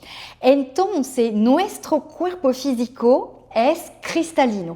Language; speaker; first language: Spanish; non-native, fluent; French